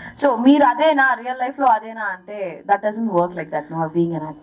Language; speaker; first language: Telugu; early bilingual, heritage; Telugu